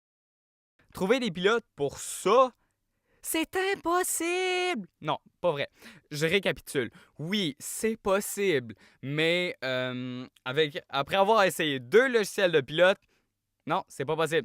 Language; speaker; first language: French; native; French